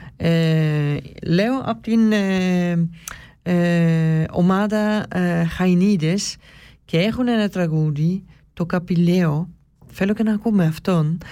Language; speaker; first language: Greek; early bilingual, heritage; Greek